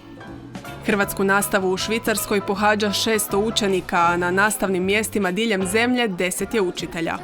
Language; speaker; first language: Croatian; native; Croatian